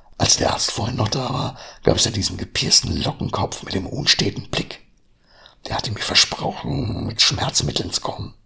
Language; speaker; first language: German; native; German